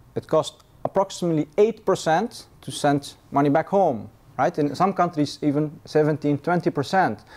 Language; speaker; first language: English; non-native, fluent; Persian